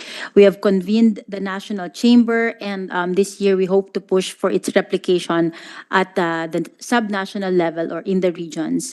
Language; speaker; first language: English; non-native, local second language; Filipino